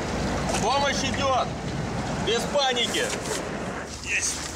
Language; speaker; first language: Russian; native; Russian